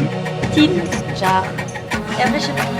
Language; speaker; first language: French; native; French